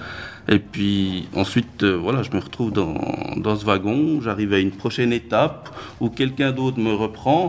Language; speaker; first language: French; early bilingual, other home language; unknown